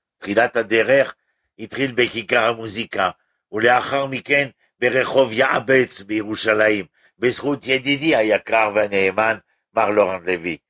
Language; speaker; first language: Hebrew; non-native, fluent; French